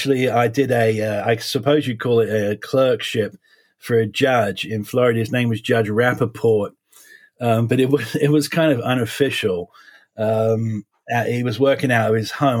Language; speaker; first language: English; native; English